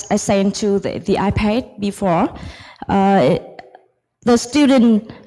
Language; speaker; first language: English; non-native, fluent; Vietnamese